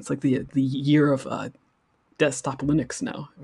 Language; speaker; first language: English; native; English